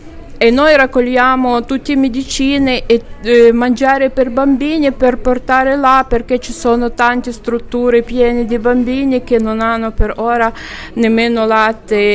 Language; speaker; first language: Italian; non-native, learner; Ukrainian